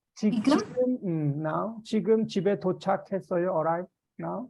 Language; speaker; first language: Korean; native; Korean